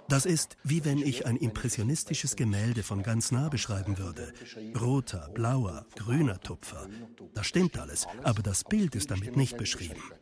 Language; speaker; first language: German; native; German